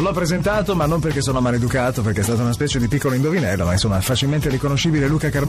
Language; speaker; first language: Italian; native; Italian